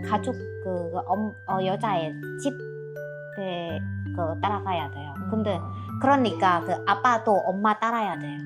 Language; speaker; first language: Korean; non-native, learner; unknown